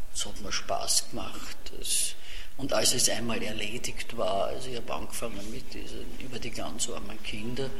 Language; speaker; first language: German; non-native, local second language; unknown